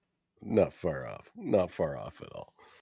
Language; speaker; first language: English; native; English